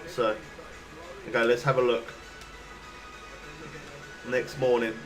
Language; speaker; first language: English; native; English